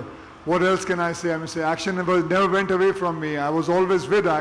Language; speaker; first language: English; non-native, local second language; Hindi